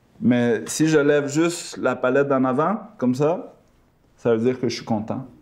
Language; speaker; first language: French; early bilingual, other home language; Spanish